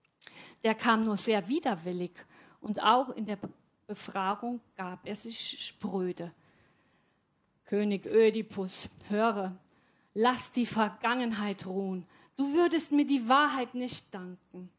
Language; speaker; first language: German; native; German